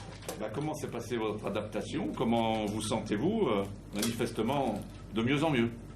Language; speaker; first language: French; native; French